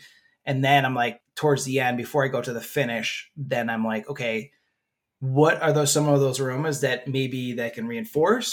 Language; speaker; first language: English; native; English